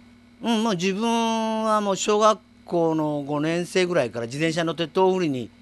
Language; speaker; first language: Japanese; native; Japanese